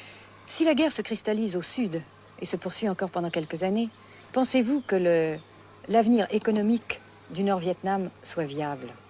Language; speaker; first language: French; native; French